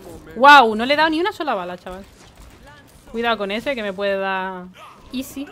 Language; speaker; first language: Spanish; native; Spanish